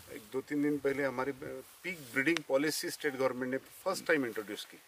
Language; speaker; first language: Hindi; non-native, local second language; Marathi